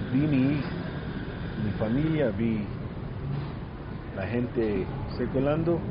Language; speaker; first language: Spanish; early bilingual, heritage; Spanish